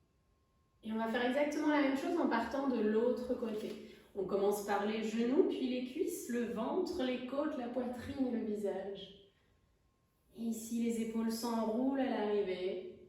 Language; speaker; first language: French; native; French